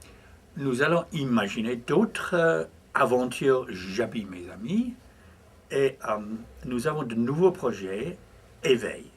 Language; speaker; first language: French; non-native, fluent; English